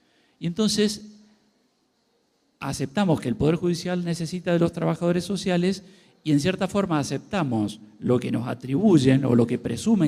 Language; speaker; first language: Spanish; native; Spanish